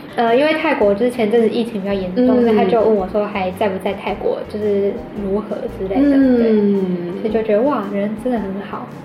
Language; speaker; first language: Chinese; native; Chinese